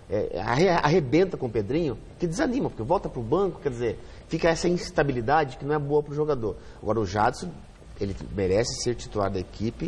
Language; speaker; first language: Portuguese; native; Portuguese